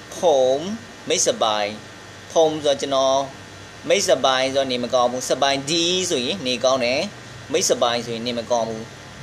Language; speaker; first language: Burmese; native; Burmese